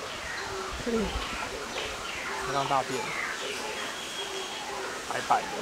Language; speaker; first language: Chinese; native; Chinese